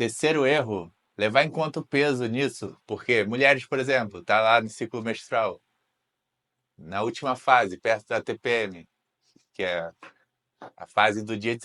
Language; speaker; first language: Portuguese; native; Portuguese